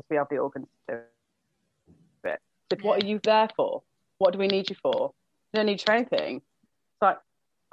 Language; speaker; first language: English; native; English